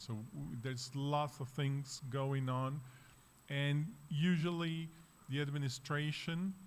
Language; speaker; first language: English; non-native, fluent; Portuguese